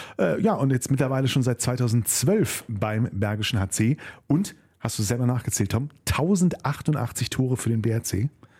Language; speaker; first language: German; native; German